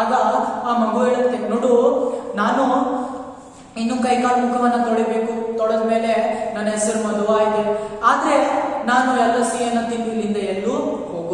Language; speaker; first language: Kannada; native; Kannada